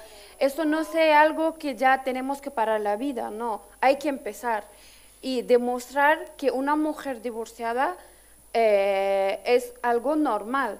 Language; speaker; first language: Spanish; non-native, fluent; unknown